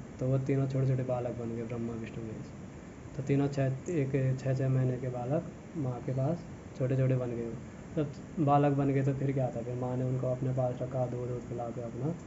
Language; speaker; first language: Hindi; native; Hindi